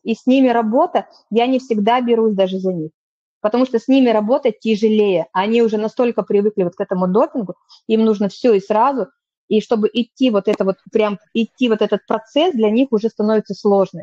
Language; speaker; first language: Russian; native; Russian